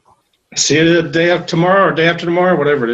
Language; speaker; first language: English; native; English